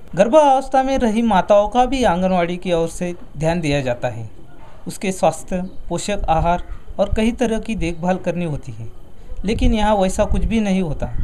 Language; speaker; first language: Hindi; non-native, local second language; Marathi